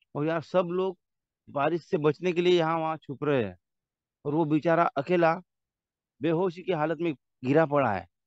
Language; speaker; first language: Hindi; non-native, local second language; Marathi